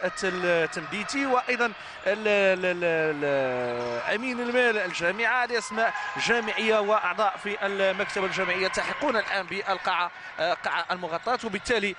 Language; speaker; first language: Arabic; native; Arabic